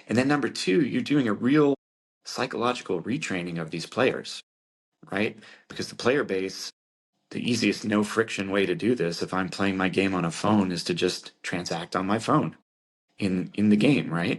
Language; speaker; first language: English; native; English